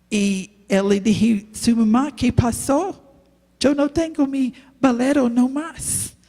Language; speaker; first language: Spanish; non-native, learner; English